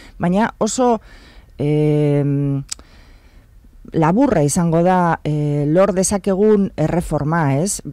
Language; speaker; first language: Basque; non-native, local second language; Spanish